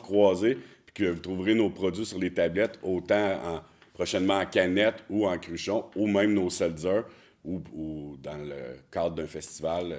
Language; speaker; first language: French; native; French